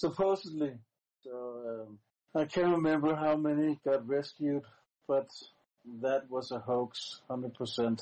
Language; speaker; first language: English; non-native, fluent; Danish